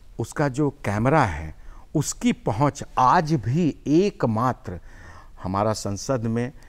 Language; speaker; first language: Hindi; native; Hindi